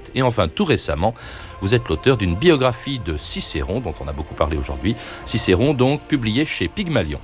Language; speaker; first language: French; native; French